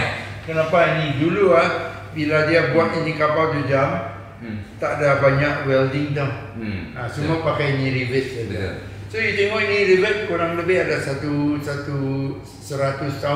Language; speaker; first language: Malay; non-native, local second language; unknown